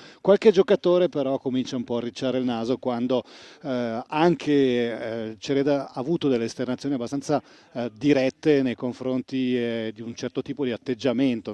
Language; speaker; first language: Italian; native; Italian